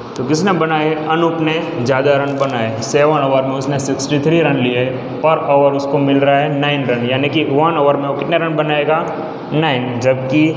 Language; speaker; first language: Hindi; non-native, local second language; Gujarati